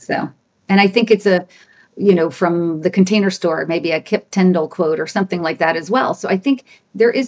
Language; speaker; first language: English; native; English